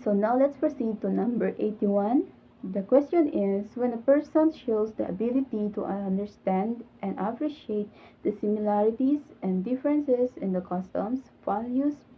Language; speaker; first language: English; non-native, local second language; Filipino